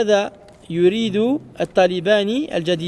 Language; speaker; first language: Arabic; non-native, fluent; French